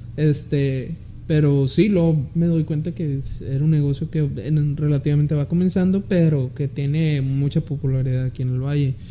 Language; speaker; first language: Spanish; early bilingual, heritage; Spanish